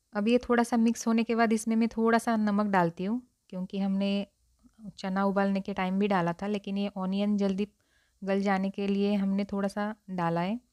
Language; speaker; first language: Hindi; non-native, local second language; Marathi